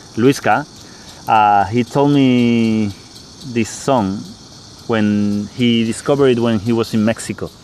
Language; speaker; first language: English; non-native, fluent; Spanish